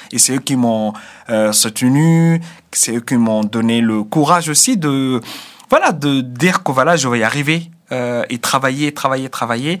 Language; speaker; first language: French; non-native, fluent; Arabic